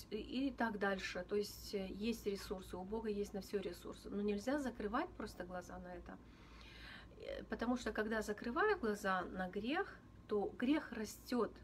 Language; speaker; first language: Russian; native; Russian